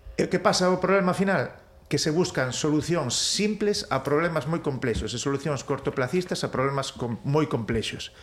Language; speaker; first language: Galician; native; Galician